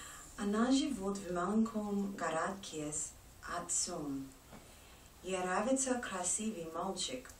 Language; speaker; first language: Russian; non-native, learner; English